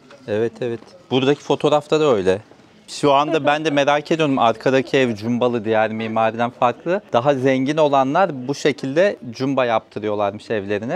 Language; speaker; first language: Turkish; native; Turkish